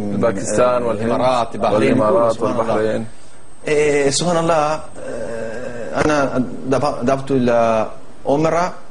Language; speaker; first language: Arabic; non-native, learner; Italian